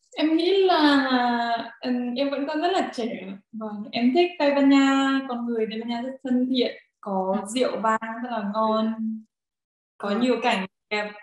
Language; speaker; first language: Vietnamese; native; Vietnamese